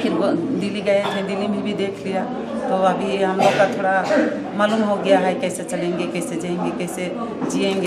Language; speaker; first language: Hindi; non-native, local second language; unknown